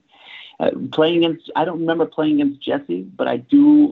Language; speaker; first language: English; native; English